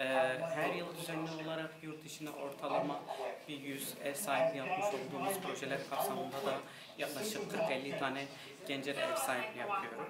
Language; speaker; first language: Turkish; native; Turkish